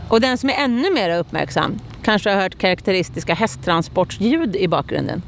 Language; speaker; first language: Swedish; native; Swedish